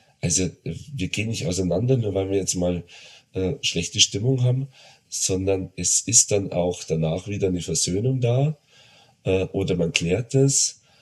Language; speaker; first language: German; native; German